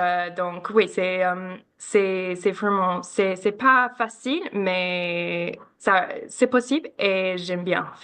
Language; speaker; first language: French; non-native, learner; English